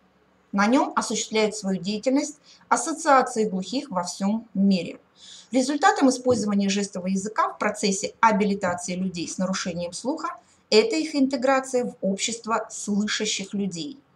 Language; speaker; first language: Russian; native; Russian